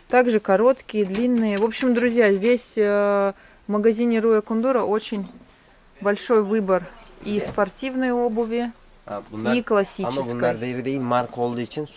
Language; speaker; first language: Russian; native; Russian